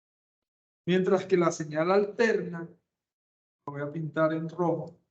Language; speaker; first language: Spanish; native; Spanish